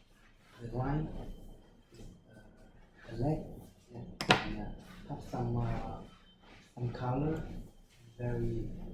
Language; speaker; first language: English; non-native, learner; Vietnamese